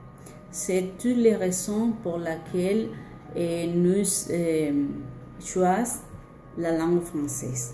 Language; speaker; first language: French; non-native, learner; Spanish